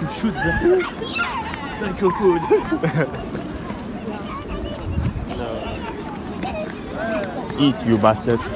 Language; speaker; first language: English; non-native, fluent; Turkish